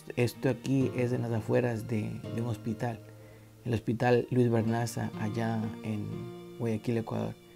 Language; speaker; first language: Spanish; native; Spanish